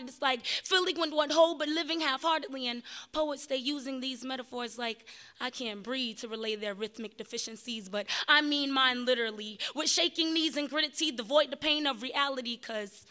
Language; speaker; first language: English; native; English